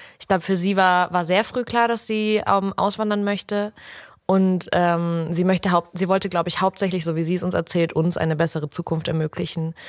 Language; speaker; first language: German; early bilingual, other home language; Russian